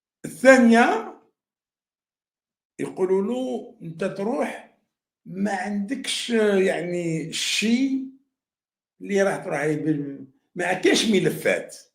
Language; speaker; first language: Arabic; native; Arabic